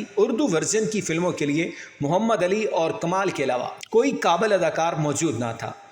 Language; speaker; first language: Urdu; native; Urdu